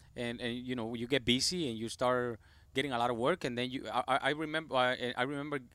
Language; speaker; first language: English; non-native, fluent; Spanish